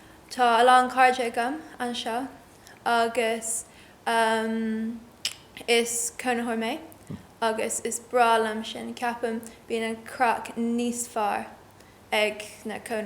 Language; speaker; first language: Irish; non-native, learner; English